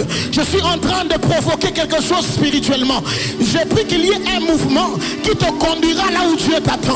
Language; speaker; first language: French; non-native, local second language; Lingala